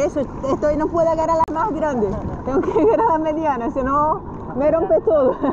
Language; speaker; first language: Spanish; non-native, learner; Portuguese